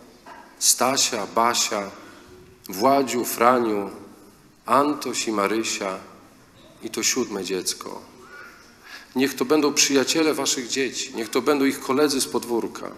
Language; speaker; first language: Polish; native; Polish